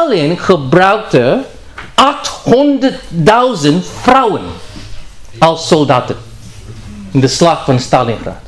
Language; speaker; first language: Dutch; non-native, learner; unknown